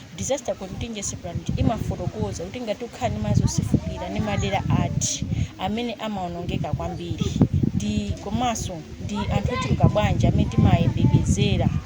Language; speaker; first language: Nyanja; native; Nyanja